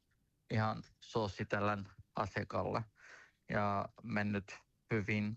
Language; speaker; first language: Finnish; non-native, learner; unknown